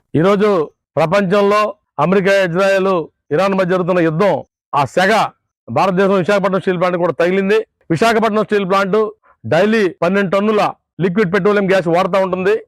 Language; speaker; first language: Telugu; native; Telugu